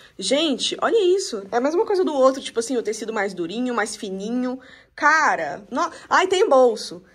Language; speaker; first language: Portuguese; native; Portuguese